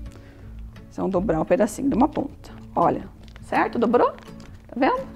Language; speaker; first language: Portuguese; native; Portuguese